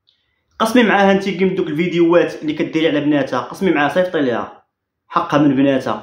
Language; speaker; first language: Arabic; native; Arabic